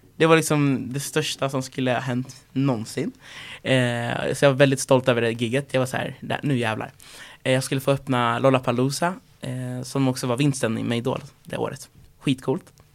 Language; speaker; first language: Swedish; early bilingual, other home language; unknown